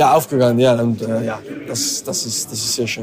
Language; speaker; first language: German; non-native, learner; French